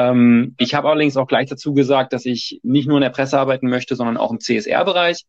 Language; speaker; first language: German; native; German